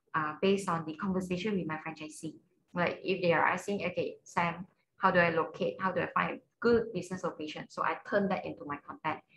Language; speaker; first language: English; non-native, local second language; Cantonese